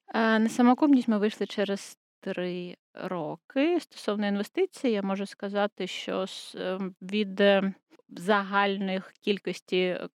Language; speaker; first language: Ukrainian; native; Ukrainian